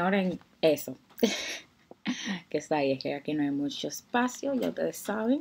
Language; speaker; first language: Spanish; native; Spanish